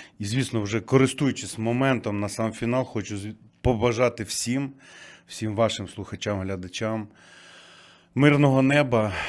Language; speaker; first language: Ukrainian; native; Ukrainian